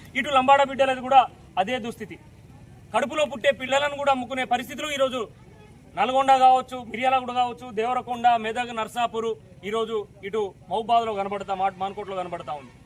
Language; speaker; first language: Telugu; non-native, local second language; Lambadi